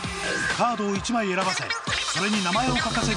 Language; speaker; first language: Japanese; native; Japanese